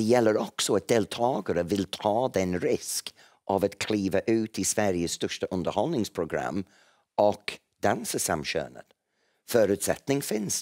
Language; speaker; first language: Swedish; non-native, fluent; English